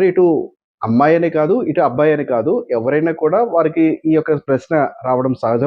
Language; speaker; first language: Telugu; native; Telugu